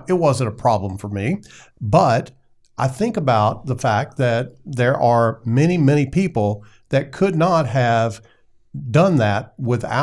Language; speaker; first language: English; native; English